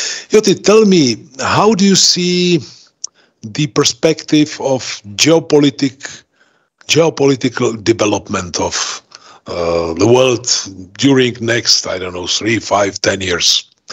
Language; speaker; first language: English; non-native, fluent; Czech